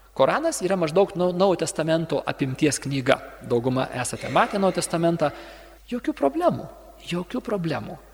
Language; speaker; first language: Lithuanian; native; Lithuanian